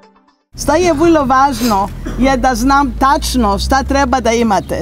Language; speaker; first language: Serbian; non-native, learner; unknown